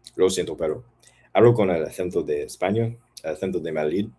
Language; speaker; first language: Spanish; non-native, learner; English